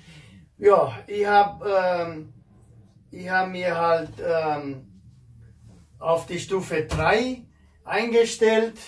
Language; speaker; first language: German; non-native, fluent; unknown